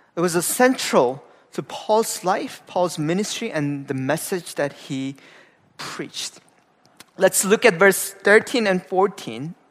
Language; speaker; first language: English; non-native, fluent; Korean